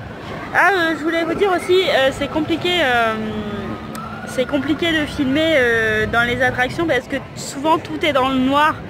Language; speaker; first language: French; native; French